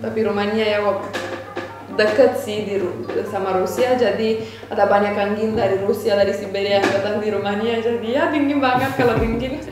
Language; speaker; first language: Indonesian; non-native, fluent; Romanian